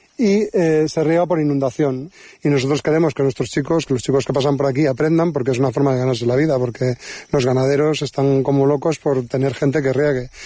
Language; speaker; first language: Spanish; native; Spanish